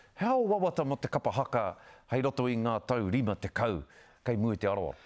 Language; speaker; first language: Māori; non-native, local second language; English